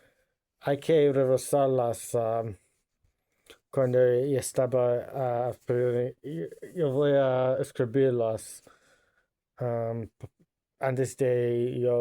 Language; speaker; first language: Spanish; non-native, learner; English